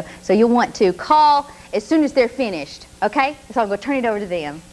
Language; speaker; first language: English; native; English